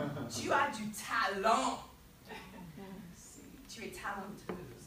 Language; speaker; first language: French; non-native, fluent; English